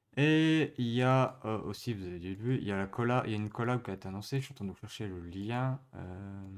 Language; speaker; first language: French; native; French